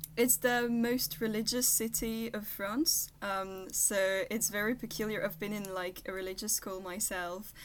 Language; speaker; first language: English; non-native, fluent; French